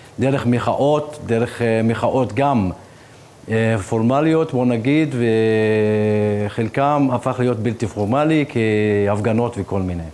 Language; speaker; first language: Hebrew; non-native, local second language; Arabic